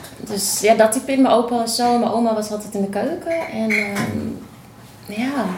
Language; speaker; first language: Dutch; native; Dutch